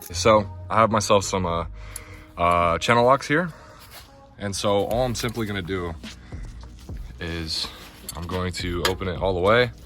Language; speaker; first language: English; native; English